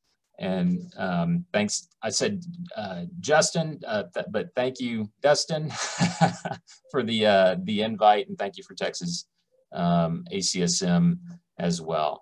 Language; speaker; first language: English; native; English